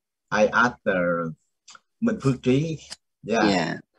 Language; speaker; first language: English; non-native, learner; Vietnamese